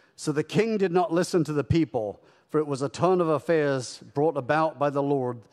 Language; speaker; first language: English; native; English